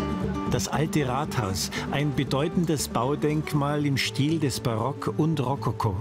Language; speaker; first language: German; native; German